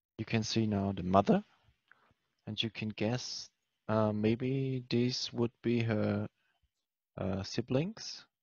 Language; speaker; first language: English; non-native, fluent; German